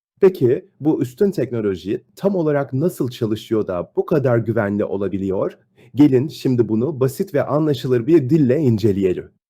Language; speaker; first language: Turkish; native; Turkish